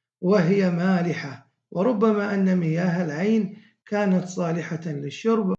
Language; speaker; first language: Arabic; native; Arabic